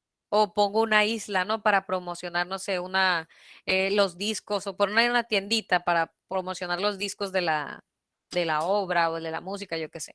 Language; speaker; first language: Spanish; native; Spanish